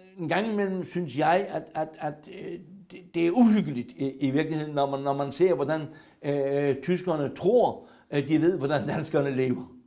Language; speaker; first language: Danish; non-native, local second language; German